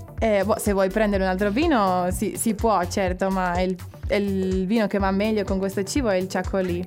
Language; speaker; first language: Italian; non-native, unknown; Spanish